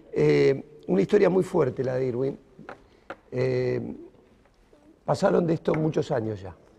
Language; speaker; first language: Spanish; native; Spanish